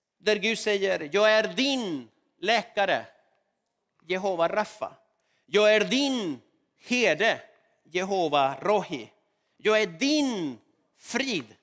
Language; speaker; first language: Swedish; non-native, fluent; Spanish